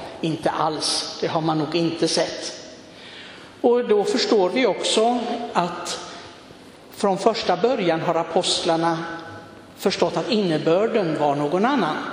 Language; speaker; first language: Swedish; non-native, fluent; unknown